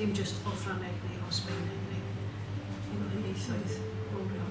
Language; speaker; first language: Welsh; non-native, local second language; English